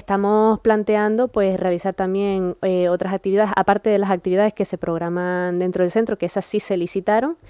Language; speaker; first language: Spanish; native; Spanish